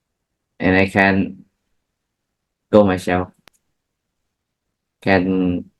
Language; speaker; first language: English; non-native, learner; Vietnamese